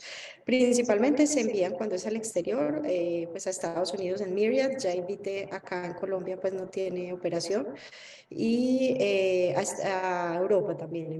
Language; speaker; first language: Spanish; native; Spanish